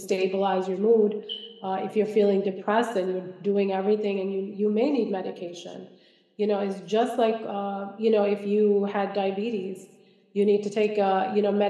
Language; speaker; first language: English; non-native, local second language; Malayalam